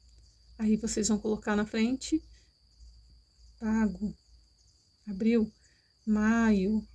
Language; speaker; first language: Portuguese; native; Portuguese